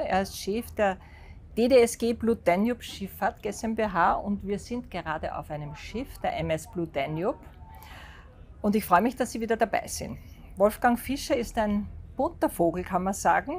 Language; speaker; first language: German; native; German